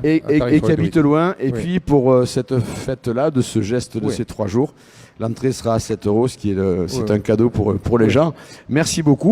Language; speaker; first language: French; native; French